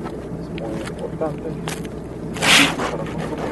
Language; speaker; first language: Spanish; non-native, learner; English